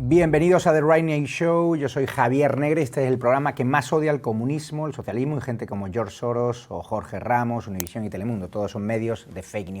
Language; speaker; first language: Spanish; native; Spanish